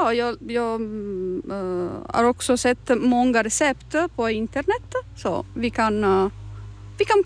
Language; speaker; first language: Swedish; non-native, learner; Italian